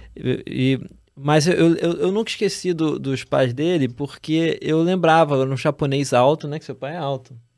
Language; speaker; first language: Portuguese; native; Portuguese